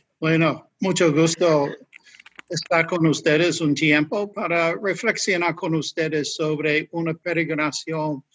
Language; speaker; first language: Spanish; non-native, learner; English